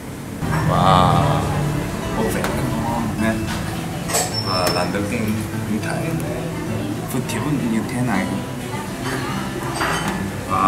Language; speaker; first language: Vietnamese; non-native, learner; Japanese